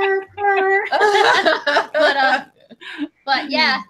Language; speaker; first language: English; native; English